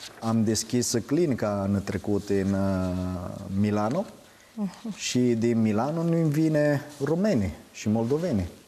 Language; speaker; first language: Romanian; non-native, learner; Italian